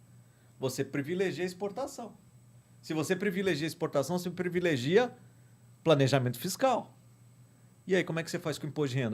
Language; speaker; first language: Portuguese; native; Portuguese